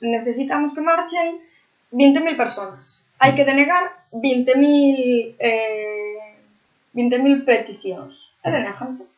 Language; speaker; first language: Galician; non-native, local second language; Spanish